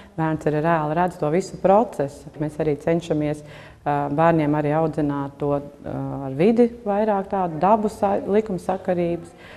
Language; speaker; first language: Latvian; native; Latvian